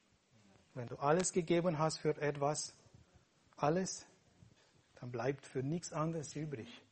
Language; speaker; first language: German; non-native, fluent; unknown